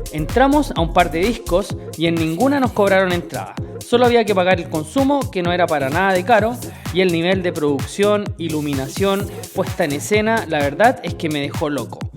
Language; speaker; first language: Spanish; native; Spanish